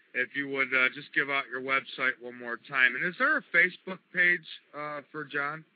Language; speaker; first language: English; native; English